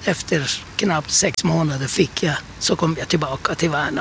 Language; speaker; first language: Swedish; non-native, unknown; Turkish